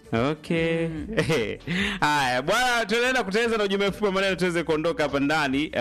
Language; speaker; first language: Swahili; native; Swahili